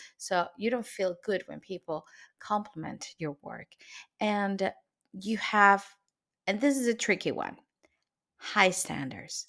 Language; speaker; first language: English; non-native, fluent; Spanish